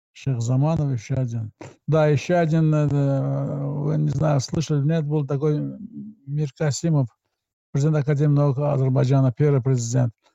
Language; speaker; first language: Russian; non-native, local second language; Azerbaijani